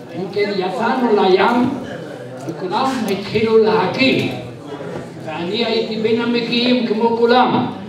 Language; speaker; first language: Hebrew; non-native, fluent; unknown